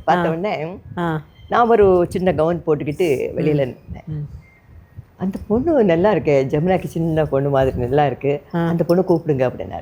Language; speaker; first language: Tamil; non-native, local second language; Telugu